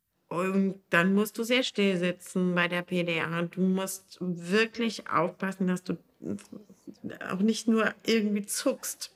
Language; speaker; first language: German; native; German